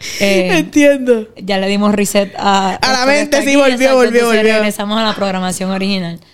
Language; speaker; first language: Spanish; native; Spanish